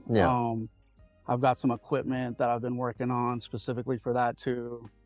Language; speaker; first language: English; native; English